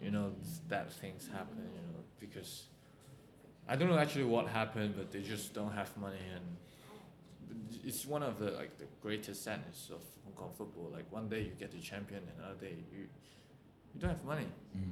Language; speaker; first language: English; non-native, local second language; Cantonese